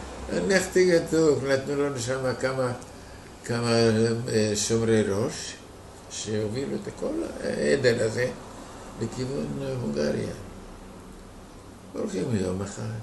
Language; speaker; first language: Hebrew; non-native, fluent; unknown